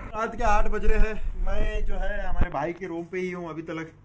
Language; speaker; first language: Hindi; non-native, local second language; Urdu